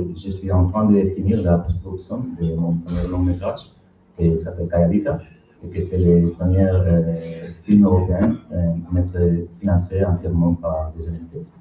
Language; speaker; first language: French; non-native, learner; Spanish